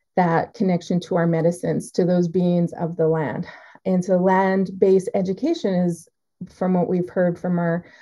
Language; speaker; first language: English; native; English